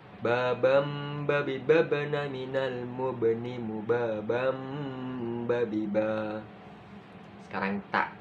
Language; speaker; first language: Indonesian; non-native, local second language; Madurese